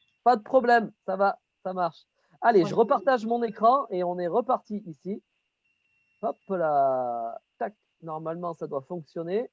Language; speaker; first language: French; native; French